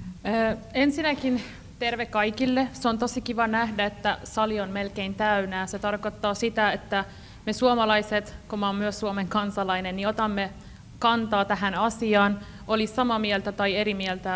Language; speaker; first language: Finnish; non-native, fluent; Persian